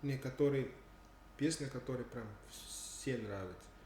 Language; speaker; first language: Russian; non-native, learner; English